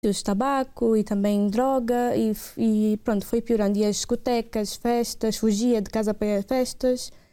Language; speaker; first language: Portuguese; native; Portuguese